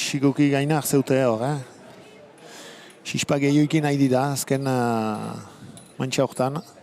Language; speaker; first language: Basque; native; Basque